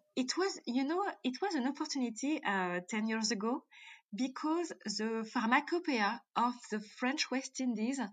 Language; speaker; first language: English; non-native, fluent; French